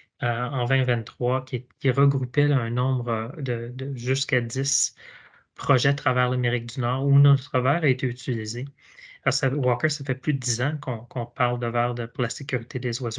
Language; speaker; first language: French; native; French